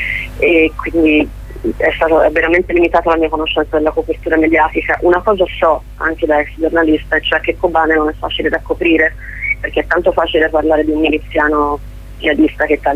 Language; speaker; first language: Italian; native; Italian